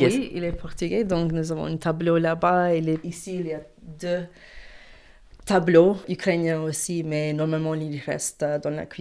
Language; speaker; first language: French; non-native, learner; English